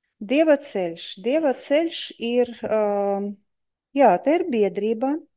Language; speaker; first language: Latvian; non-native, local second language; Russian